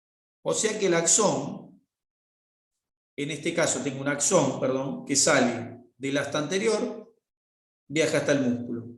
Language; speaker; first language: Spanish; native; Spanish